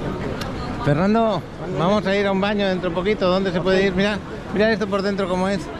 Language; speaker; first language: Spanish; native; Spanish